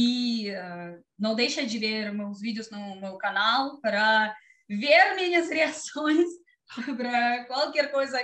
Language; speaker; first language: Portuguese; non-native, learner; Russian